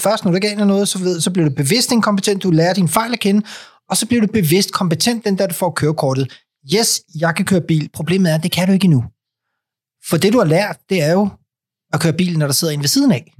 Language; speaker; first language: Danish; native; Danish